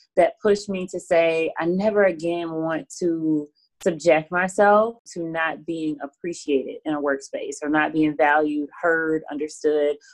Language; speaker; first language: English; native; English